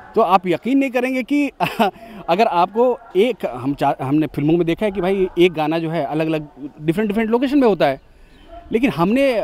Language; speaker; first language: Hindi; native; Hindi